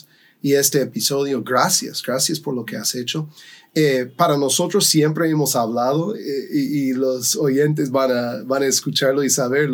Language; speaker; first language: Spanish; non-native, fluent; English